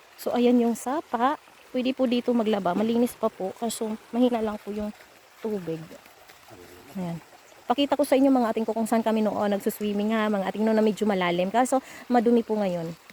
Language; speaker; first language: Filipino; non-native, local second language; Masbatenyo